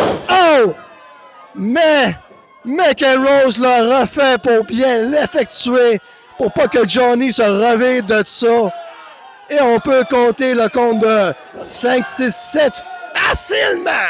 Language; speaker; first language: French; native; French